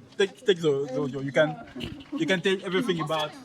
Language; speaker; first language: English; non-native, learner; French